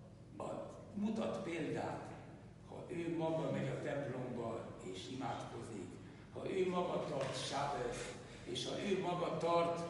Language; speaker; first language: Hungarian; non-native, local second language; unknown